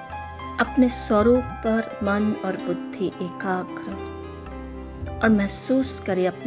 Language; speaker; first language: Hindi; native; Hindi